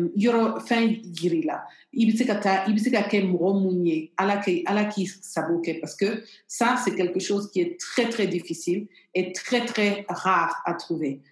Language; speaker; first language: French; non-native, local second language; Bambara